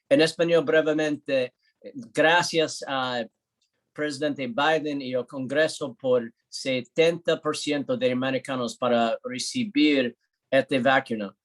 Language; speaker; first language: Spanish; non-native, learner; English